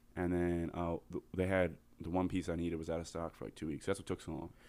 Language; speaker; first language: English; native; English